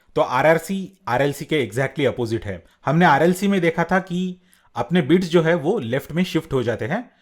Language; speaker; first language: Hindi; non-native, local second language; Marathi